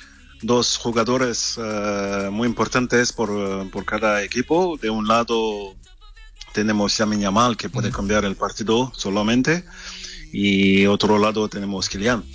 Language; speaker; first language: Spanish; non-native, fluent; French